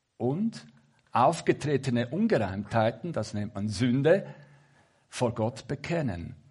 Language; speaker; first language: German; native; German